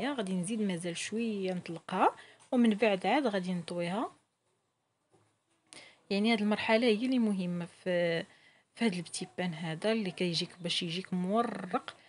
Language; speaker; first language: Arabic; native; Arabic